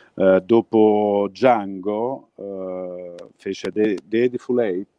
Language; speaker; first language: Italian; native; Italian